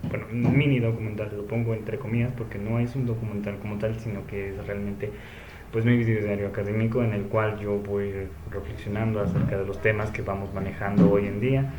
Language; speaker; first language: Spanish; native; Spanish